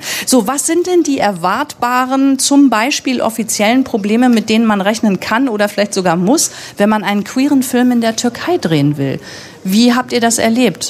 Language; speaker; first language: German; native; German